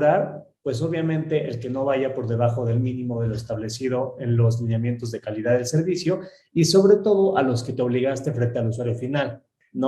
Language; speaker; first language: Spanish; native; Spanish